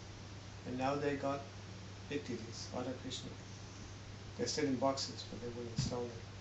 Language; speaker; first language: English; non-native, fluent; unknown